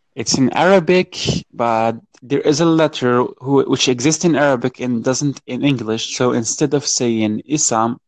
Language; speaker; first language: English; non-native, fluent; Arabic